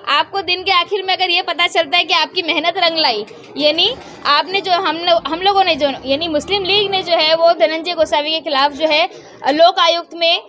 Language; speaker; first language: Hindi; native; Hindi